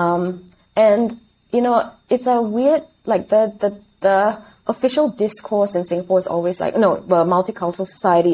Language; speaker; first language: English; native; English